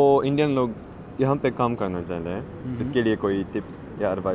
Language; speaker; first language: Hindi; non-native, fluent; Japanese